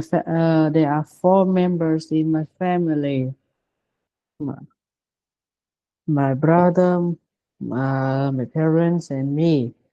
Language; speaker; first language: English; non-native, learner; Vietnamese